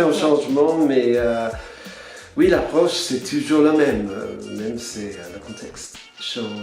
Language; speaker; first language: French; non-native, fluent; English